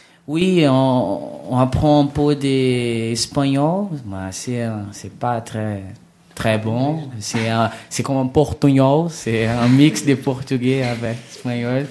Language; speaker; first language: French; non-native, learner; Portuguese